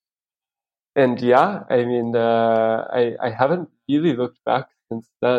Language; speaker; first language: English; native; English